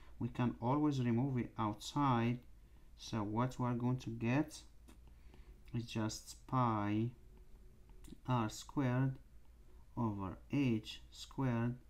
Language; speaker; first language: English; non-native, fluent; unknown